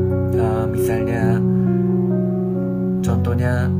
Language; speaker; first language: Indonesian; non-native, learner; Korean